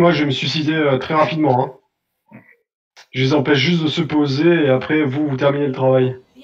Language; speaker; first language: French; native; French